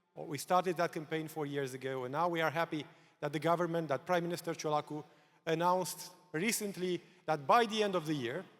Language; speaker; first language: English; non-native, fluent; Romanian